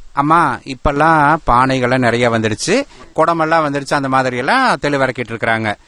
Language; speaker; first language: Tamil; native; Tamil